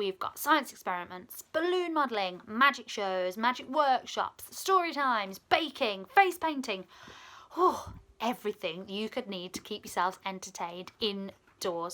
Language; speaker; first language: English; native; English